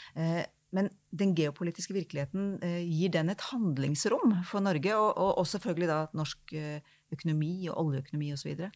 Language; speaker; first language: Norwegian; native; Norwegian